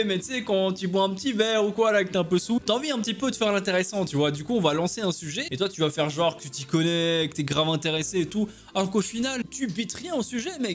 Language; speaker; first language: French; native; French